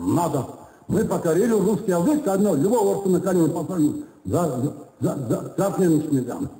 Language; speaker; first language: Russian; non-native, local second language; Kazakh